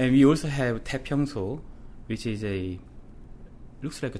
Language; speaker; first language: English; non-native, fluent; Korean